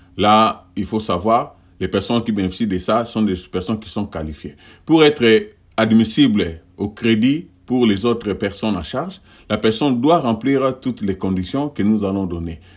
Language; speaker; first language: French; non-native, local second language; Lingala